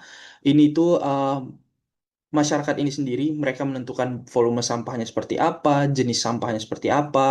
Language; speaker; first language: Indonesian; native; Indonesian